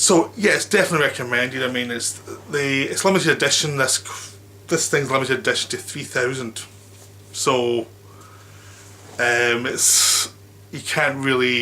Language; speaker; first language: English; native; English